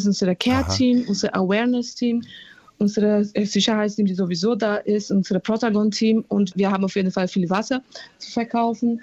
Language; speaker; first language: German; non-native, fluent; Portuguese